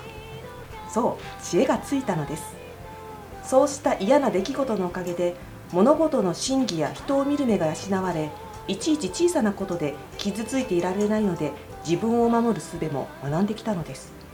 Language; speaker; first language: Japanese; native; Japanese